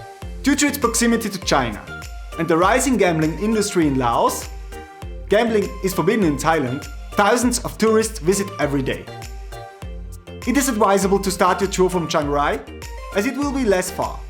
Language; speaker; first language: English; non-native, fluent; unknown